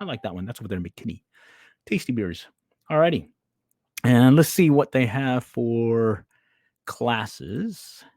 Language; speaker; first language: English; native; English